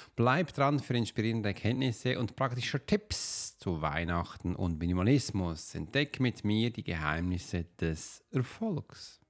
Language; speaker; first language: German; native; German